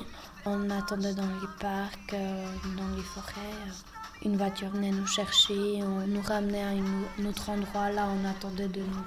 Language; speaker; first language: French; early bilingual, other home language; Bosnian